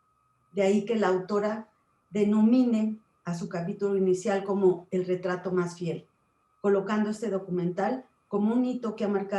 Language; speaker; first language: Spanish; native; Spanish